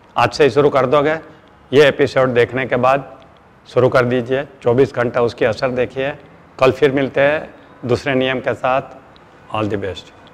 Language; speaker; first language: Hindi; non-native, local second language; Gujarati